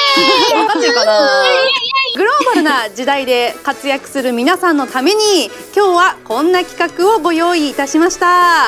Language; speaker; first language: Japanese; native; Japanese